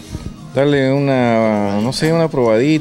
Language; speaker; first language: Spanish; native; Spanish